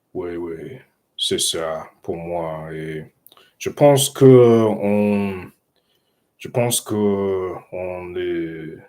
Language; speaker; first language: French; non-native, learner; English